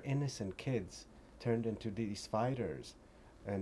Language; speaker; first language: English; early bilingual, other home language; Persian